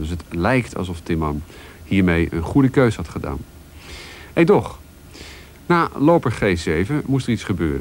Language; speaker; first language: Dutch; native; Dutch